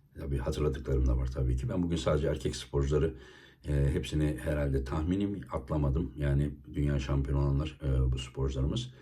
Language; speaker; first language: Turkish; native; Turkish